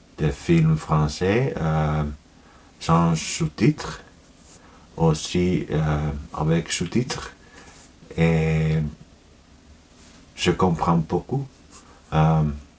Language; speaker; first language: French; non-native, learner; Finnish